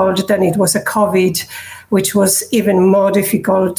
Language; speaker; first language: English; non-native, fluent; Polish